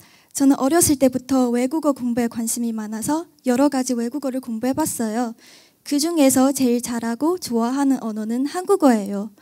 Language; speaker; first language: Korean; non-native, fluent; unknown